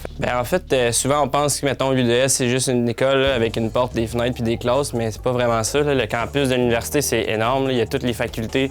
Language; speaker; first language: French; native; French